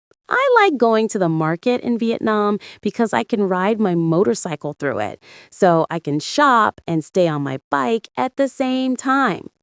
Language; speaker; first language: English; non-native, learner; Vietnamese